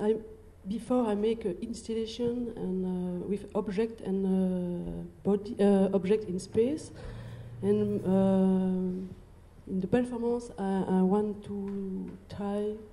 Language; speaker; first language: English; non-native, learner; French